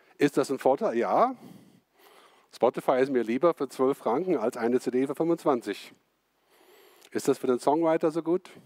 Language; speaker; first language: German; native; German